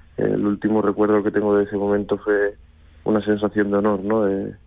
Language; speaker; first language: Spanish; native; Spanish